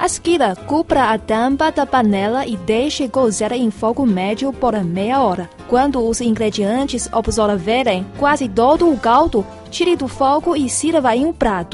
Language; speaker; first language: Portuguese; non-native, fluent; Chinese